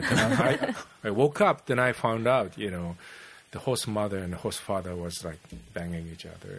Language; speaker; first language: English; non-native, fluent; Japanese